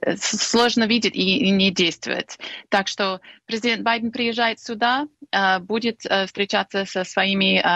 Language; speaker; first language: Russian; non-native, fluent; English